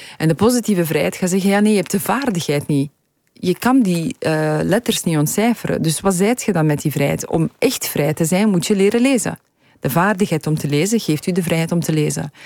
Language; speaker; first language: Dutch; early bilingual, other home language; Polish